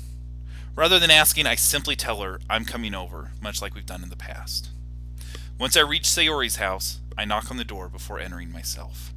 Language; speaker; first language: English; native; English